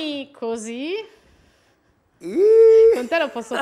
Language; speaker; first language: Italian; native; Italian